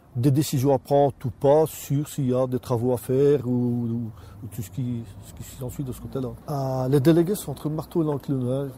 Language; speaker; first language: French; native; French